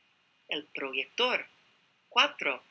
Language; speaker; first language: Spanish; non-native, fluent; English